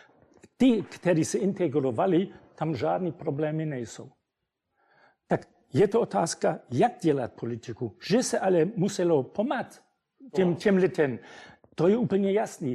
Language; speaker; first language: Czech; non-native, fluent; German